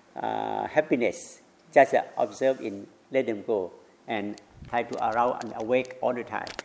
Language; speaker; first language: English; non-native, learner; Thai